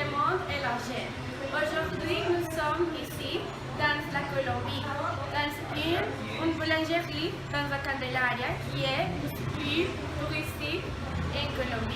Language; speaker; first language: French; non-native, learner; Spanish